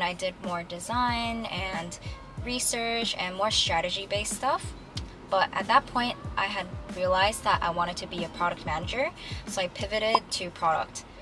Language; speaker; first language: English; early bilingual, other home language; Chinese